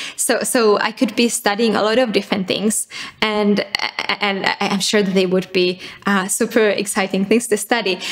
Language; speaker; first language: English; non-native, fluent; Finnish